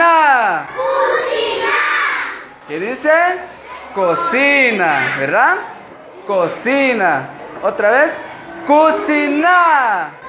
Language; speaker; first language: Spanish; non-native, local second language; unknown